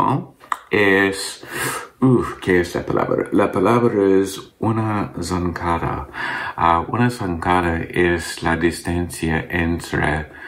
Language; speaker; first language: Spanish; non-native, learner; English